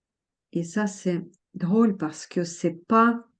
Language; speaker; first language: French; non-native, fluent; Russian